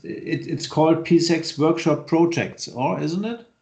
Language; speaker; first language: English; non-native, fluent; German